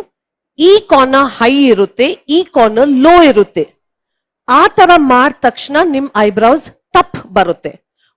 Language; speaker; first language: Kannada; non-native, learner; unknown